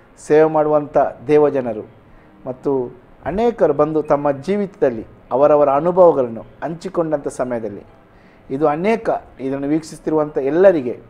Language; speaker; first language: Kannada; native; Kannada